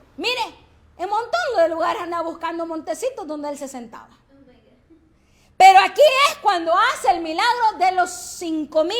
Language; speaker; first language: Spanish; native; Spanish